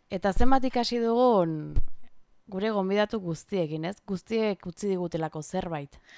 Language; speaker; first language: Basque; native; Basque